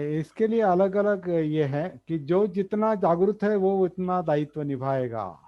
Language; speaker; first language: Hindi; non-native, local second language; Marathi